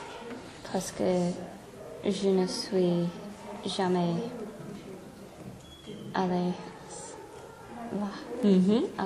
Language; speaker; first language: French; non-native, learner; English